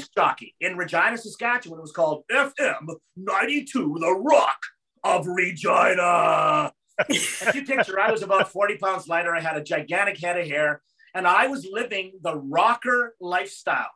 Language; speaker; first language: English; native; English